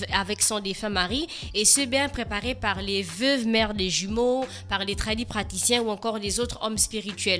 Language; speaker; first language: French; native; French